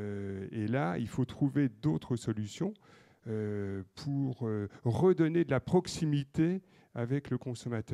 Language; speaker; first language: French; native; French